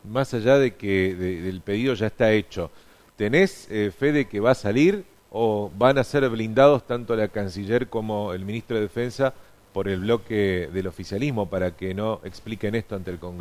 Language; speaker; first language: Spanish; native; Spanish